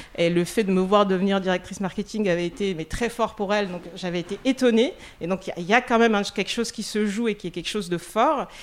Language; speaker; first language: French; non-native, local second language; Russian